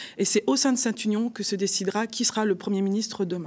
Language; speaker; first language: French; native; French